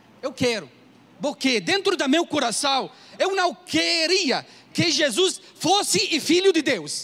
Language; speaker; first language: Portuguese; non-native, learner; Arabic